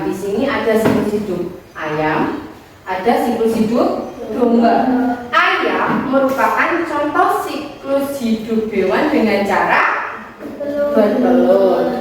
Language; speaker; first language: Malay; native; Malay